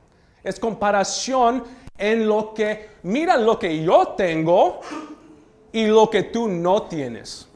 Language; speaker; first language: Spanish; early bilingual, heritage; Spanish